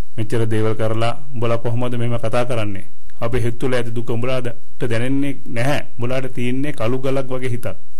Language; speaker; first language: Sinhala; non-native, local second language; Tamil